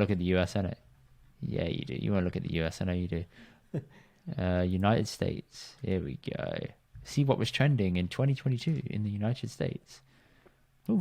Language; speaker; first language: English; early bilingual, other home language; Punjabi